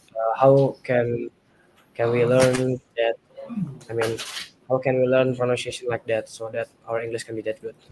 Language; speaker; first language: English; non-native, learner; Indonesian